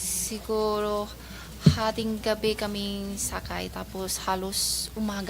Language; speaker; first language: Filipino; non-native, learner; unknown